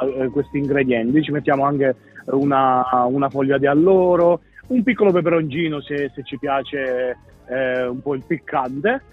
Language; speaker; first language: Italian; native; Italian